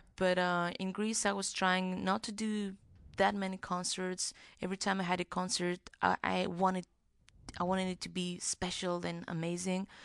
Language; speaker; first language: English; non-native, fluent; Greek